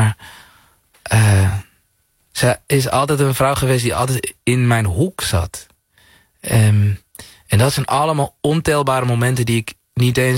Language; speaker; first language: Dutch; native; Dutch